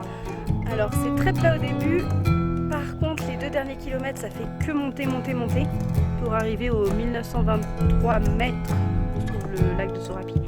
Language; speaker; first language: French; native; French